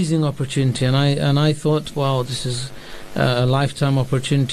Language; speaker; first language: English; native; English